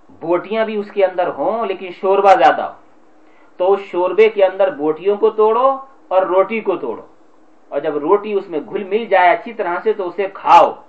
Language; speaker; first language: Urdu; native; Urdu